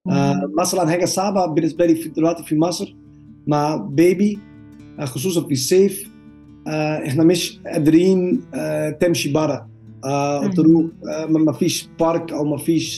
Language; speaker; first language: Arabic; non-native, learner; Dutch